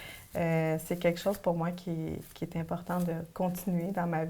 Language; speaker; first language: French; non-native, fluent; Spanish